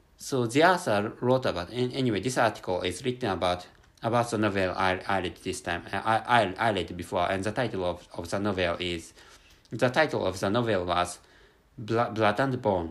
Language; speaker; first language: English; non-native, fluent; Japanese